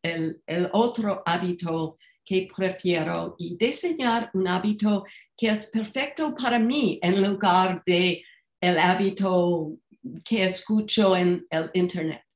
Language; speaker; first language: Spanish; non-native, fluent; English